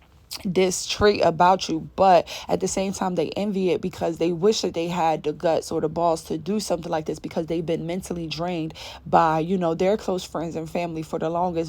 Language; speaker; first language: English; native; English